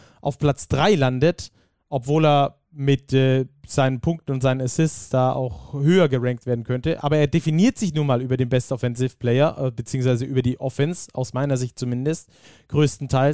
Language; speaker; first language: German; native; German